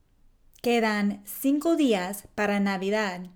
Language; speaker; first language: Spanish; non-native, fluent; English